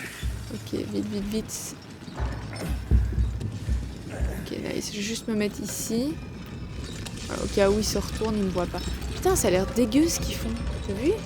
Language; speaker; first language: French; native; French